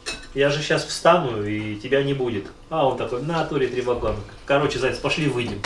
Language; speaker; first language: Russian; native; Russian